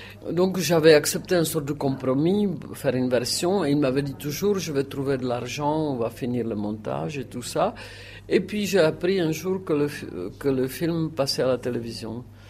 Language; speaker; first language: French; non-native, fluent; Czech